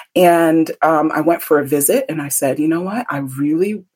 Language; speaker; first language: English; early bilingual, other home language; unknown